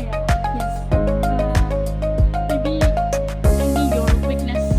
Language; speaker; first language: English; non-native, learner; Indonesian